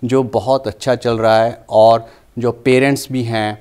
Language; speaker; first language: Hindi; native; Hindi